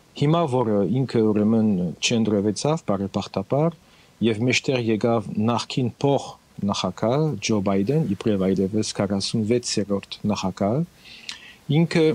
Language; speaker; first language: Armenian; early bilingual, heritage; Armenian